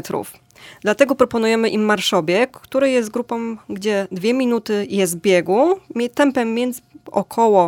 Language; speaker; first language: Polish; native; Polish